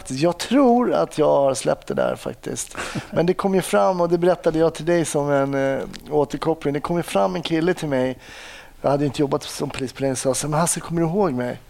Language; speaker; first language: Swedish; native; Swedish